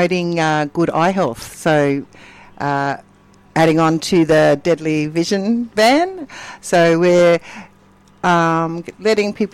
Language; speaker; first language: English; native; English